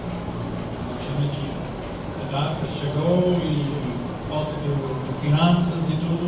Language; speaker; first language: Portuguese; non-native, fluent; English